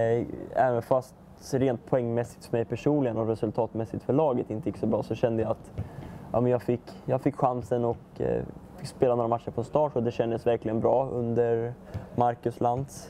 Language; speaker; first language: Swedish; native; Swedish